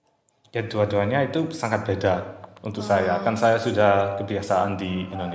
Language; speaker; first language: Indonesian; early bilingual, heritage; English